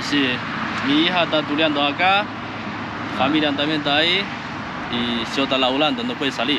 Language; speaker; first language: Spanish; non-native, learner; Chinese